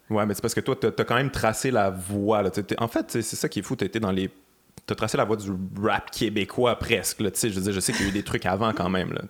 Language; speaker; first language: French; native; French